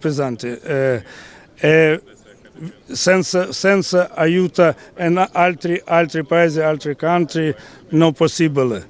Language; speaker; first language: Italian; non-native, learner; Ukrainian